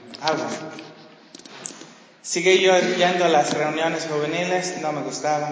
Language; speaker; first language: Spanish; native; Spanish